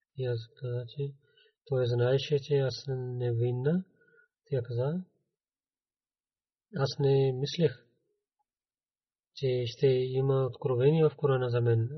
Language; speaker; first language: Bulgarian; non-native, learner; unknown